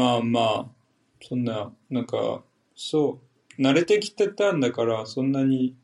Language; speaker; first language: Japanese; non-native, fluent; French